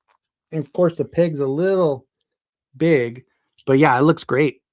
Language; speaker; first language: English; native; English